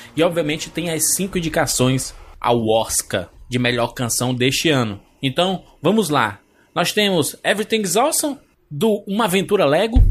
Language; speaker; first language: Portuguese; native; Portuguese